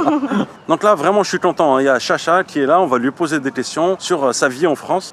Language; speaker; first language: French; native; French